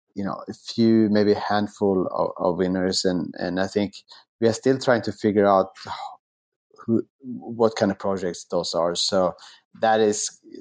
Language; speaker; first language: English; non-native, fluent; Swedish